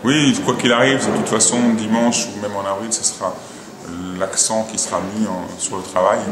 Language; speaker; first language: French; native; French